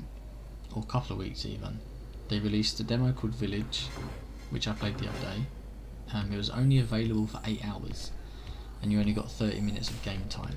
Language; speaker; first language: English; native; English